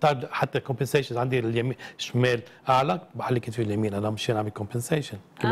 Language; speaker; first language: Arabic; native; Arabic